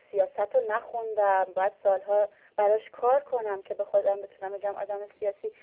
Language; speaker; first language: Persian; early bilingual, heritage; Persian